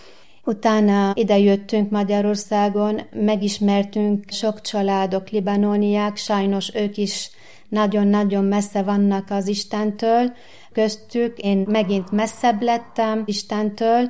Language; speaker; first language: Hungarian; non-native, learner; Arabic